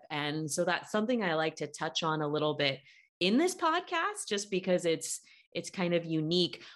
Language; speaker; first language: English; native; English